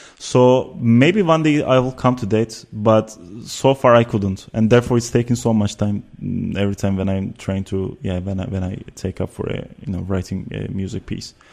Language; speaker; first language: English; non-native, fluent; Turkish